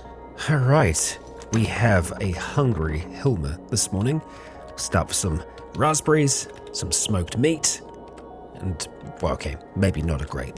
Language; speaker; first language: English; native; English